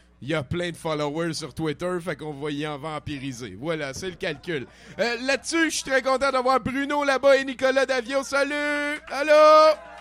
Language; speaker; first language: French; native; French